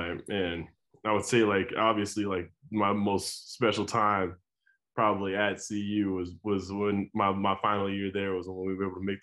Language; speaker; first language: English; native; English